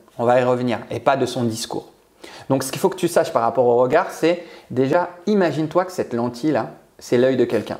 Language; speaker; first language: French; native; French